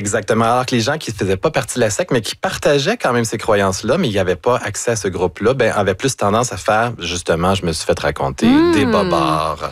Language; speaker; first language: French; native; French